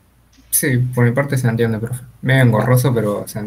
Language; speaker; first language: Spanish; native; Spanish